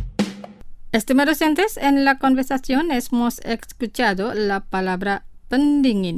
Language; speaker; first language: Spanish; non-native, fluent; Indonesian